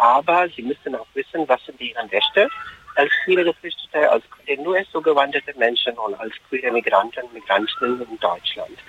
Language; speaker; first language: German; non-native, fluent; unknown